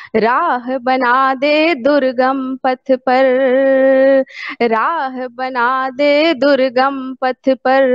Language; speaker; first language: Hindi; native; Hindi